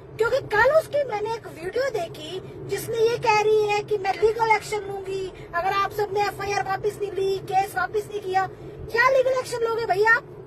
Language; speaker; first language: Hindi; native; Hindi